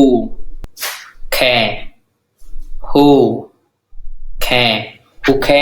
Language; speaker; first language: English; non-native, fluent; Hmong